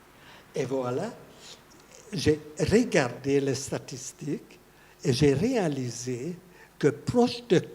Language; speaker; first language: French; non-native, fluent; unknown